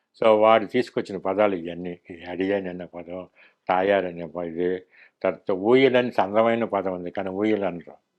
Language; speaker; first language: Telugu; early bilingual, heritage; Telugu